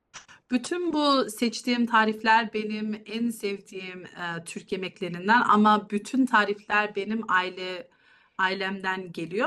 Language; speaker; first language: Turkish; early bilingual, heritage; Turkish